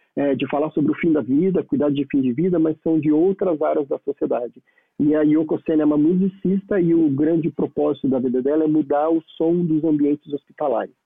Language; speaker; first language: Portuguese; native; Portuguese